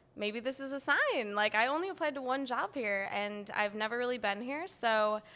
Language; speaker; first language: English; native; English